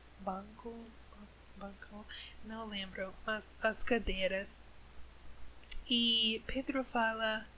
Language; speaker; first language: Portuguese; non-native, learner; English